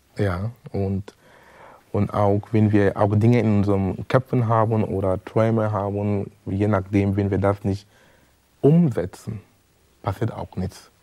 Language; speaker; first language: German; non-native, fluent; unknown